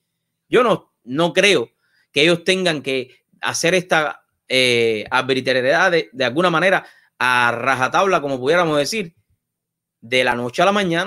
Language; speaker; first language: Spanish; native; Spanish